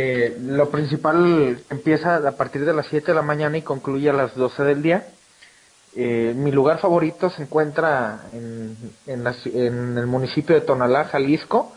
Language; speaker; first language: Spanish; native; Spanish